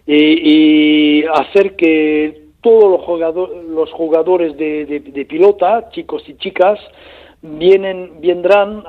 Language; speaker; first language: Spanish; non-native, learner; French